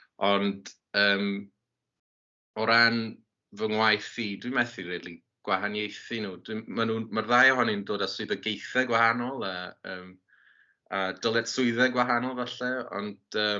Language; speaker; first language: Welsh; native; Welsh